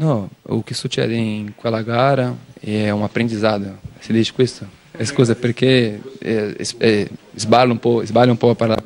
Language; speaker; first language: Italian; non-native, learner; Portuguese